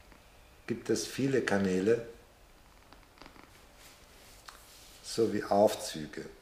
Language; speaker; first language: German; non-native, fluent; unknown